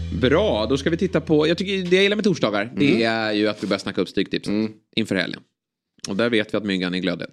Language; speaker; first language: Swedish; native; Swedish